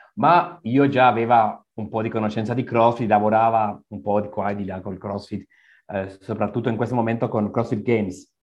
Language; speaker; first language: Italian; non-native, learner; Spanish